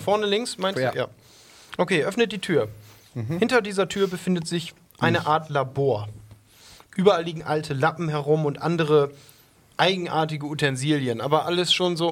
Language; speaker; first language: German; native; German